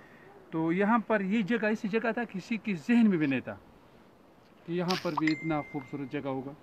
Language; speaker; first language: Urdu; non-native, local second language; Pashto